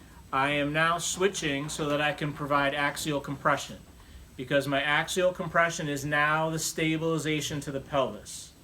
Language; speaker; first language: English; native; English